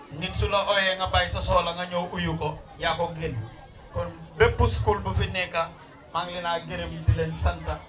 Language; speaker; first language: Wolof; native; Wolof